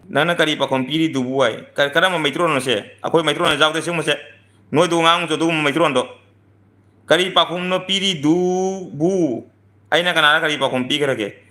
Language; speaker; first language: Manipuri; native; Manipuri